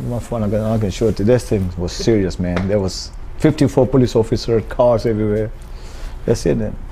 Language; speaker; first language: English; non-native, local second language; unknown